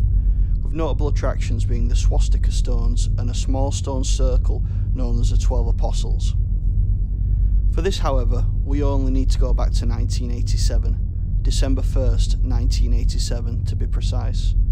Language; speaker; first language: English; native; English